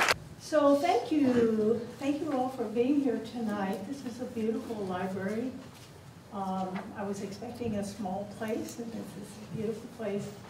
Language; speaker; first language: English; native; English